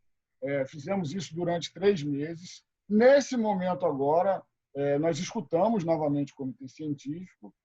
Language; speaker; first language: Portuguese; native; Portuguese